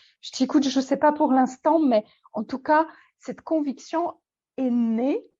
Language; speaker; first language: French; non-native, fluent; Polish